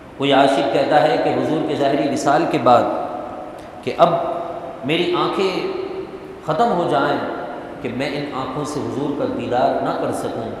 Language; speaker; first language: Urdu; native; Urdu